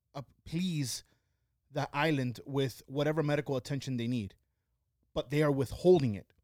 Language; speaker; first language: English; early bilingual, other home language; Spanish